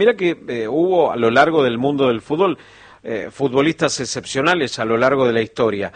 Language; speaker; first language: Spanish; native; Spanish